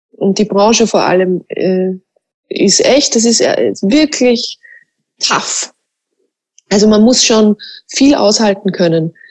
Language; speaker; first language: German; native; German